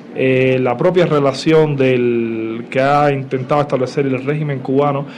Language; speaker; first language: Spanish; native; Spanish